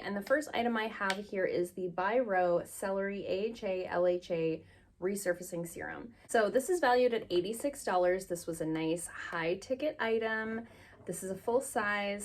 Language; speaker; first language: English; native; English